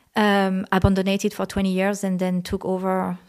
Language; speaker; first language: English; non-native, fluent; French